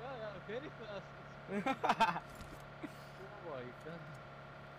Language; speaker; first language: English; non-native, learner; Korean